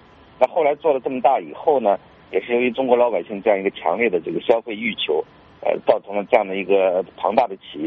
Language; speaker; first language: Chinese; native; Chinese